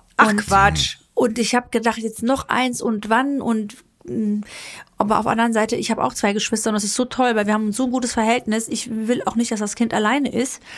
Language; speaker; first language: German; early bilingual, other home language; Greek